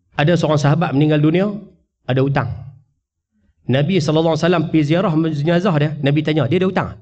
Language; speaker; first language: Malay; native; Malay